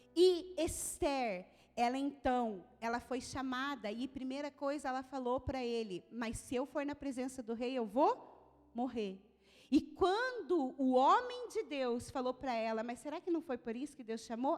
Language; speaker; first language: Portuguese; native; Portuguese